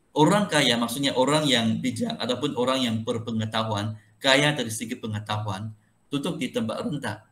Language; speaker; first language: Malay; non-native, local second language; Chinese